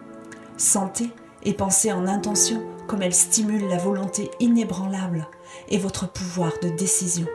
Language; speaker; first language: French; native; French